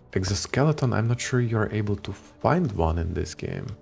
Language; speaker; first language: English; non-native, fluent; Ukrainian